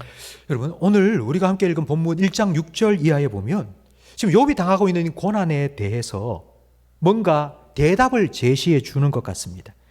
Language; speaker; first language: Korean; native; Korean